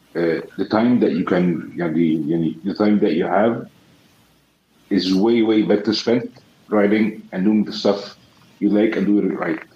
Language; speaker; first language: English; non-native, fluent; Arabic